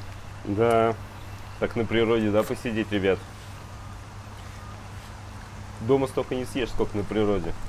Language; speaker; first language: Russian; native; Russian